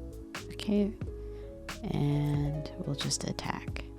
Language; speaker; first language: English; native; English